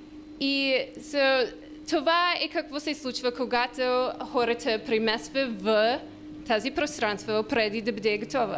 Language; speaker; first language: Bulgarian; non-native, learner; English